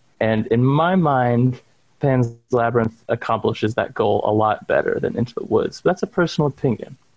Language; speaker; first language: English; native; English